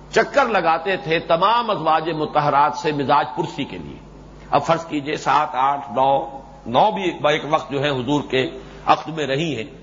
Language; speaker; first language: Urdu; native; Urdu